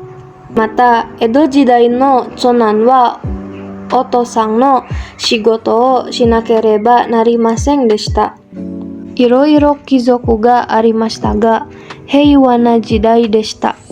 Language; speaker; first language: Japanese; non-native, learner; Indonesian